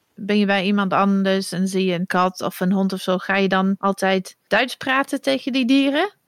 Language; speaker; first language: Dutch; non-native, fluent; English